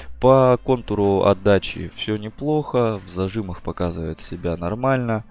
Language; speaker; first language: Russian; native; Russian